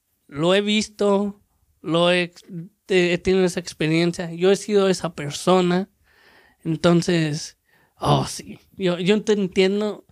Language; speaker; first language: Spanish; native; Spanish